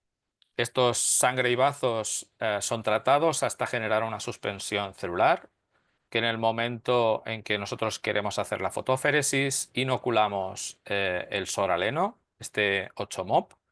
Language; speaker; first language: Spanish; native; Spanish